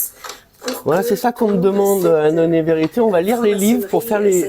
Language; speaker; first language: French; native; French